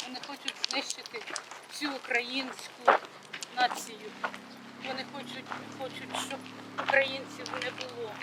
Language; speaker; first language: Ukrainian; native; Ukrainian